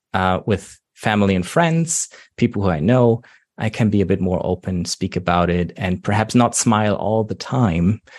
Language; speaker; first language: English; non-native, fluent; German